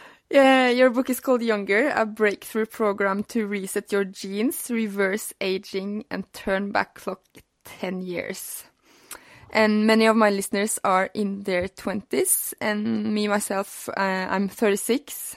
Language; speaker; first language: English; non-native, fluent; Norwegian